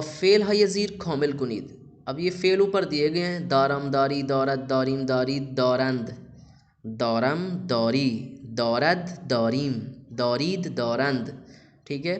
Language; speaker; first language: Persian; non-native, fluent; Urdu